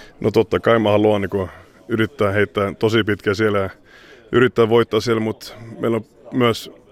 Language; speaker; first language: Finnish; early bilingual, heritage; Swedish